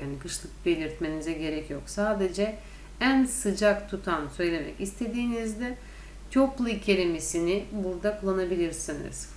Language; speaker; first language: Turkish; non-native, fluent; Russian